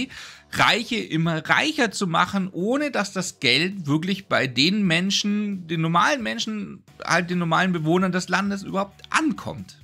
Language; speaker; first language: German; native; German